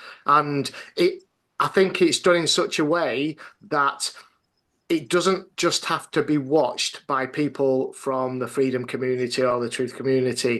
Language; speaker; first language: English; native; English